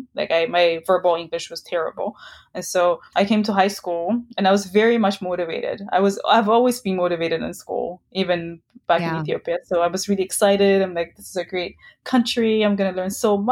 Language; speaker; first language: English; non-native, fluent; Amharic